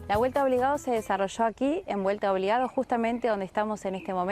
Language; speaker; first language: Spanish; native; Spanish